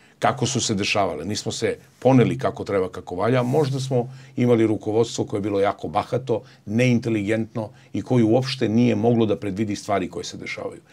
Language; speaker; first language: Serbian; native; Serbian